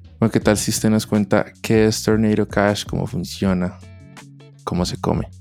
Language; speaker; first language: Spanish; native; Spanish